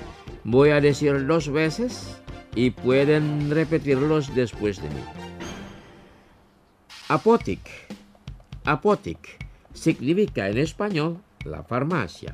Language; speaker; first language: Spanish; non-native, fluent; Indonesian